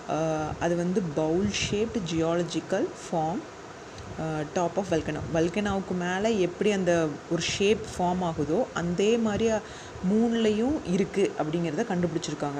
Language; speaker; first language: Tamil; native; Tamil